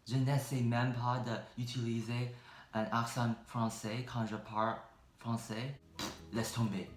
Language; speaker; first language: French; non-native, learner; English